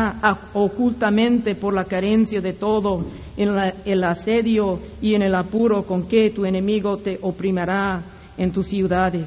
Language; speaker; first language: Spanish; non-native, fluent; English